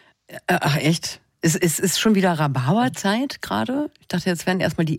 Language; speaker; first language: German; native; German